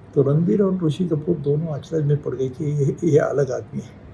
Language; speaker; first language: Hindi; non-native, local second language; Marathi